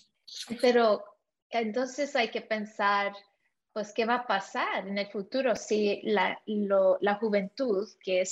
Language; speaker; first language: Spanish; early bilingual, heritage; English